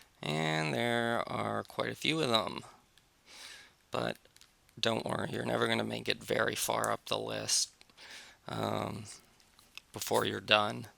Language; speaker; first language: English; native; English